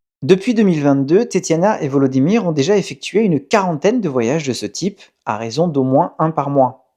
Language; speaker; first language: French; native; French